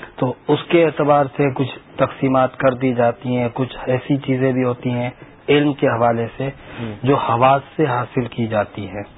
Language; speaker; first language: Urdu; native; Urdu